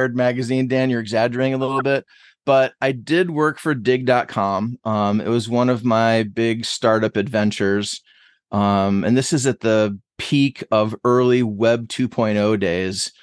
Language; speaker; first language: English; native; English